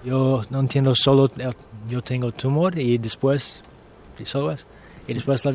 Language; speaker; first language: Spanish; non-native, learner; English